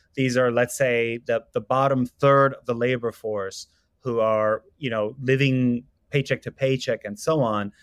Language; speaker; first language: English; non-native, fluent; Persian